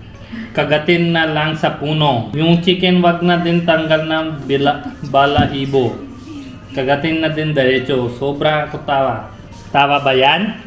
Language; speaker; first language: Filipino; non-native, learner; Hindi